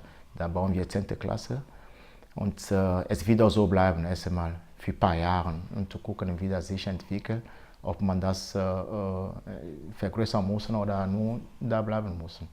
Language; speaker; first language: German; non-native, fluent; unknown